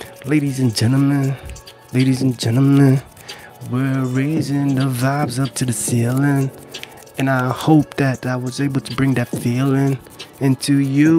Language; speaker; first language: English; native; English